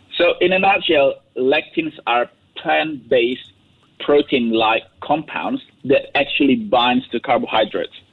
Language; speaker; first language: English; non-native, fluent; Indonesian